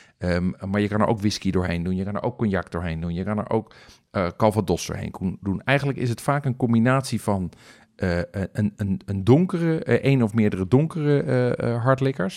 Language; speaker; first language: Dutch; native; Dutch